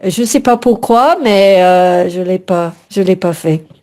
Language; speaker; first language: French; non-native, fluent; English